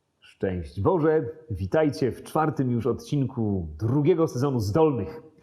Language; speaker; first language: Polish; native; Polish